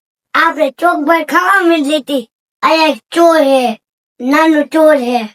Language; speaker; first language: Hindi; non-native, local second language; Gujarati